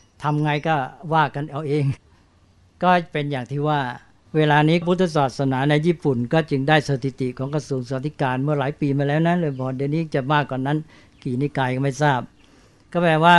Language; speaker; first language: Thai; native; Thai